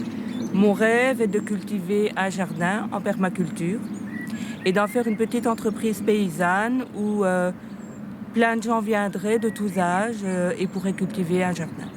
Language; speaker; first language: French; native; French